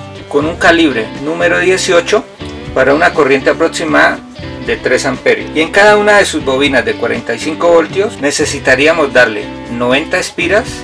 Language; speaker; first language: Spanish; native; Spanish